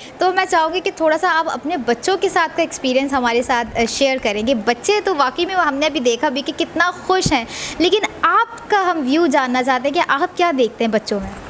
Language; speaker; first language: Urdu; native; Urdu